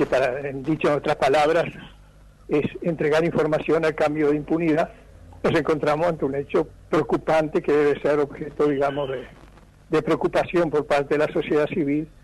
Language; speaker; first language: Spanish; native; Spanish